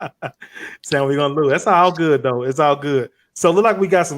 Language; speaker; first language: English; native; English